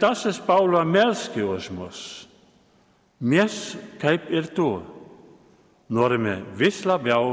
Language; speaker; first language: Lithuanian; native; Lithuanian